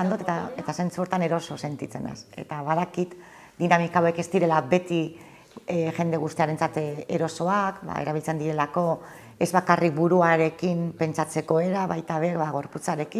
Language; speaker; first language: Basque; native; Basque